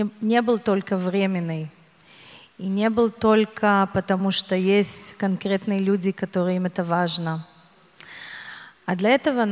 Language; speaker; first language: Russian; non-native, fluent; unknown